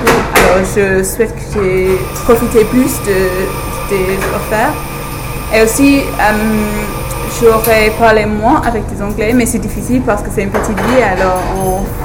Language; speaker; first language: French; non-native, learner; English